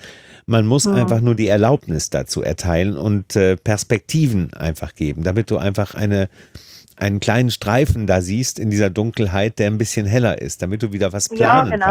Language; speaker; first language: German; native; German